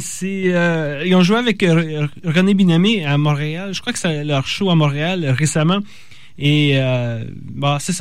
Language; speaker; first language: French; native; French